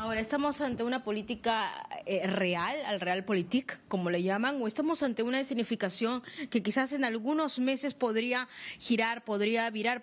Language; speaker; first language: Spanish; native; Spanish